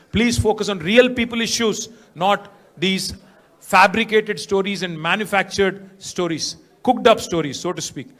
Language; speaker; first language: English; non-native, local second language; Telugu